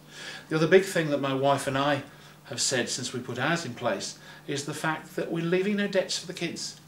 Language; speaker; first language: English; native; English